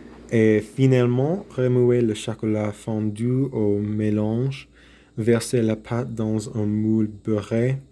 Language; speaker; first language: French; non-native, learner; English